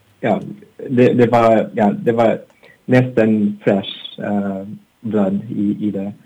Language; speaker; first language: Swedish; non-native, learner; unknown